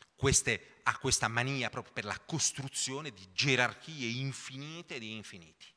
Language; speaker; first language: Italian; native; Italian